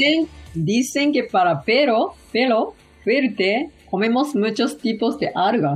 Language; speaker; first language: Spanish; non-native, learner; Japanese